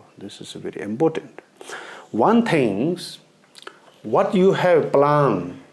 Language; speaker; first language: English; non-native, learner; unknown